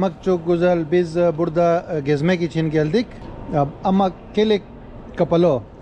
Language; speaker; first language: Turkish; non-native, learner; Urdu